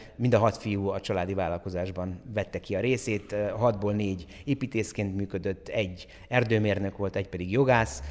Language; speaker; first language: Hungarian; native; Hungarian